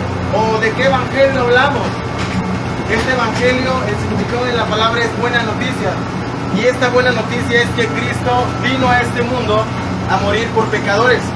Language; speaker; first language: Spanish; native; Spanish